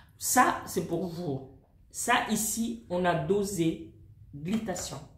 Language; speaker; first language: French; non-native, local second language; Swahili